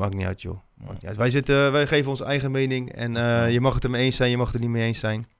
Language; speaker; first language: Dutch; native; Dutch